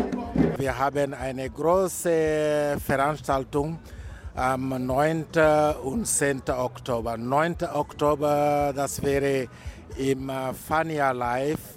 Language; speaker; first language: German; non-native, fluent; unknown